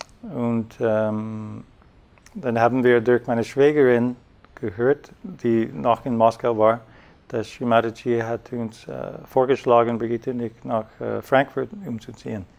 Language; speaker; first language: German; non-native, fluent; English